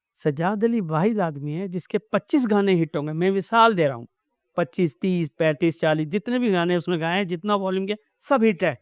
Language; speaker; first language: Urdu; native; Urdu